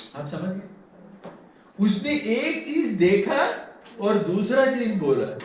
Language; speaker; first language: Hindi; non-native, local second language; Tamil